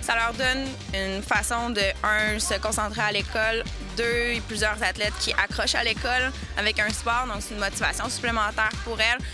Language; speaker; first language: French; native; French